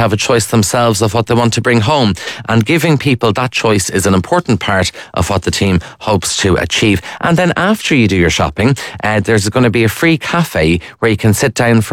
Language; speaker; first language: English; native; English